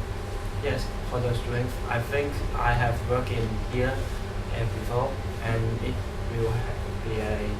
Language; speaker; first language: English; non-native, learner; Cantonese